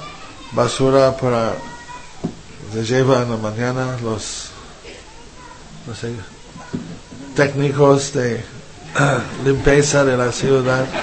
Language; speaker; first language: Spanish; non-native, fluent; English